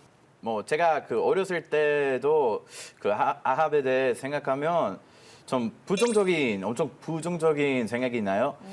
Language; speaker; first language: Korean; non-native, learner; Hebrew